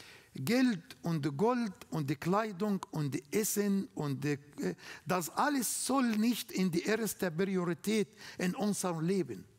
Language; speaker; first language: German; non-native, fluent; Arabic